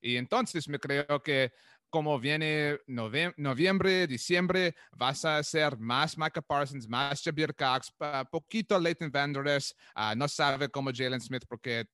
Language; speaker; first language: Spanish; non-native, learner; English